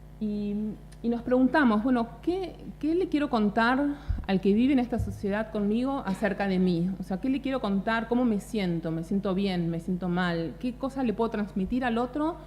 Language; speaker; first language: Spanish; native; Spanish